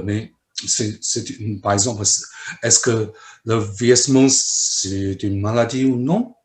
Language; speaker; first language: French; non-native, fluent; Chinese